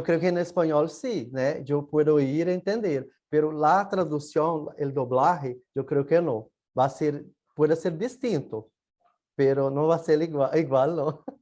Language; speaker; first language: Spanish; non-native, learner; Portuguese